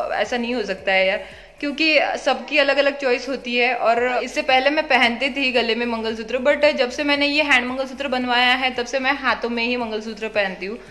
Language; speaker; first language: Hindi; non-native, local second language; Marathi